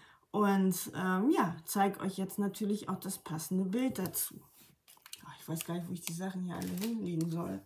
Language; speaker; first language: German; native; German